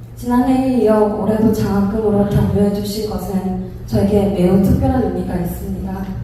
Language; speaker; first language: Korean; early bilingual, heritage; Korean